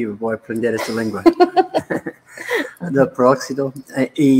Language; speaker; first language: Spanish; non-native, learner; English